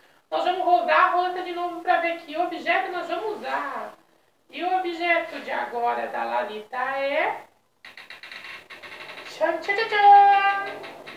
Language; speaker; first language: Portuguese; native; Portuguese